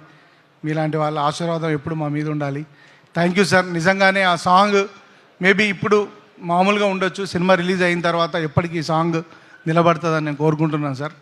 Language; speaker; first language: Telugu; native; Telugu